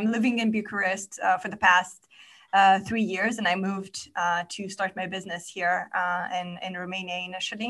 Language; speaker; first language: English; non-native, fluent; Romanian